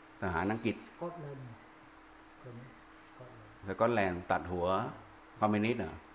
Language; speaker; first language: Thai; native; Thai